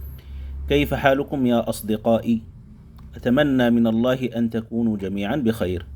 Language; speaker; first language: Arabic; non-native, fluent; Indonesian